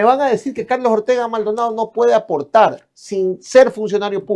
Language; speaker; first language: Spanish; native; Spanish